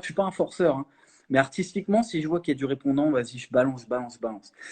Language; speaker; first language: French; native; French